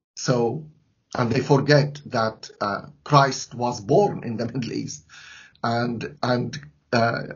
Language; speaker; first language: English; non-native, fluent; Arabic